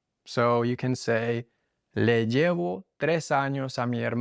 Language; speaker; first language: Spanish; non-native, fluent; English